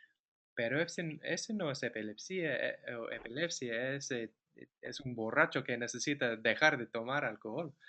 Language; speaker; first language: Spanish; non-native, fluent; English